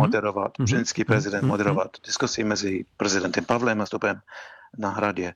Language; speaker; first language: Czech; non-native, fluent; English